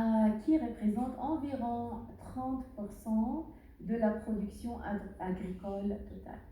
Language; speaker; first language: French; non-native, learner; Arabic